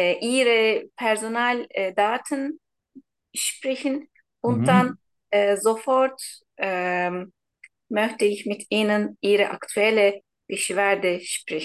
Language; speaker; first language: German; non-native, learner; Turkish